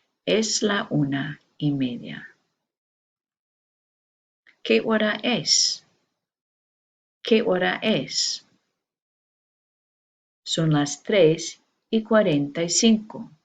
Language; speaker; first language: Spanish; non-native, fluent; English